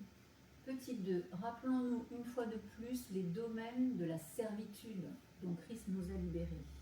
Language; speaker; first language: French; native; French